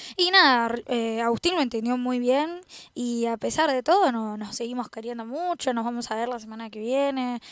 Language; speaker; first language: Spanish; native; Spanish